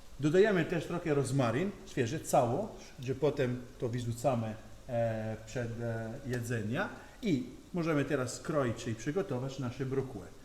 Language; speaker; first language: Polish; non-native, learner; Italian